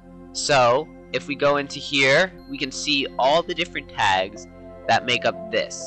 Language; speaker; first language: English; native; English